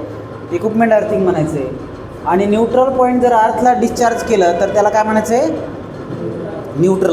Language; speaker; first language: Marathi; native; Marathi